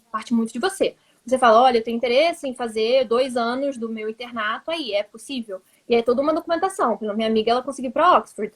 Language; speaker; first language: Portuguese; native; Portuguese